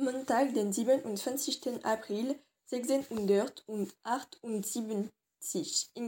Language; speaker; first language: German; non-native, learner; French